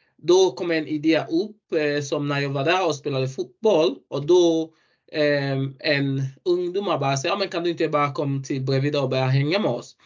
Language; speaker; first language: Swedish; non-native, fluent; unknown